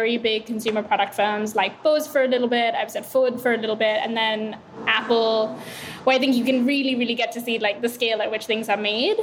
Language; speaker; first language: English; non-native, local second language; Sinhala